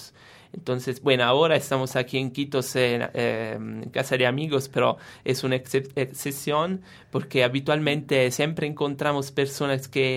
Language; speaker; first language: Spanish; non-native, fluent; Italian